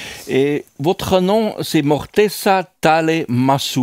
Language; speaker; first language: French; non-native, fluent; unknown